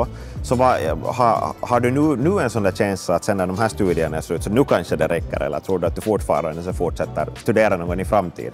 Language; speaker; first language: Swedish; native; Swedish